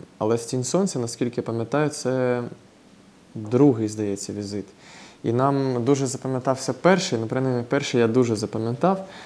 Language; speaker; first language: Ukrainian; non-native, local second language; Russian